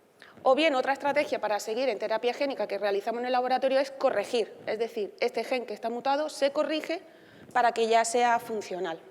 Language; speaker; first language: Spanish; native; Spanish